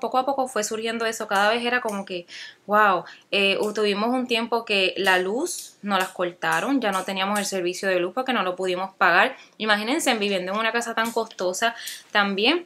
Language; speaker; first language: Spanish; native; Spanish